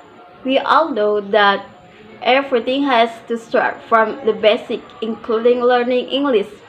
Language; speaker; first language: English; non-native, learner; Indonesian